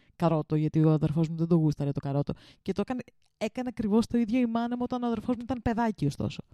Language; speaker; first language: Greek; early bilingual, heritage; Greek